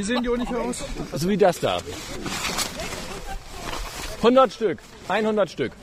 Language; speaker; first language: German; native; German